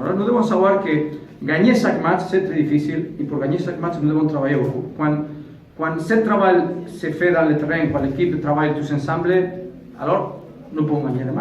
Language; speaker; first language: French; non-native, fluent; Spanish